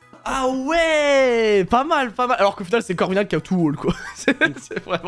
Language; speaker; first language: French; native; French